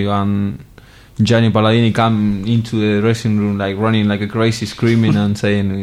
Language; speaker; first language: English; non-native, fluent; Spanish